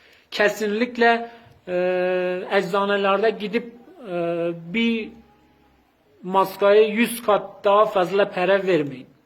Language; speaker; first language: Turkish; non-native, fluent; Azerbaijani